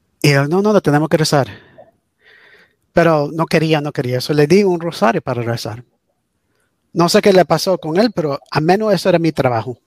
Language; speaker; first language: Spanish; early bilingual, heritage; English